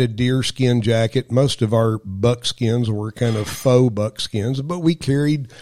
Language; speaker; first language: English; native; English